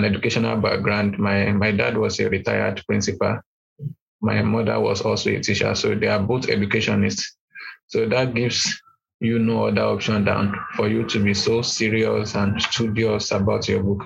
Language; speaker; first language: English; non-native, local second language; Yoruba